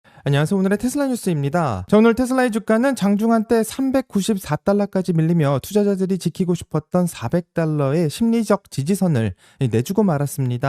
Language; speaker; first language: Korean; native; Korean